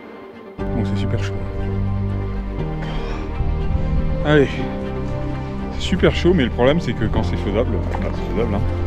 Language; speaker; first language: French; native; French